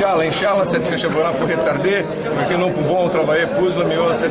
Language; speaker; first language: French; non-native, learner; Portuguese